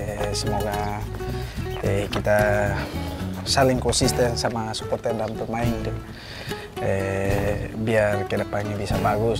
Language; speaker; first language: Indonesian; non-native, learner; Tetum